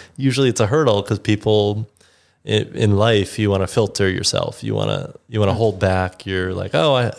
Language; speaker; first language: English; native; English